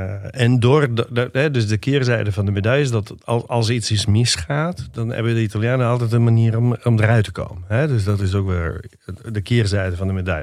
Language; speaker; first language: Dutch; non-native, fluent; Italian